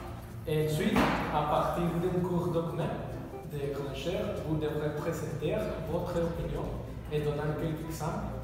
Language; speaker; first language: French; non-native, learner; Spanish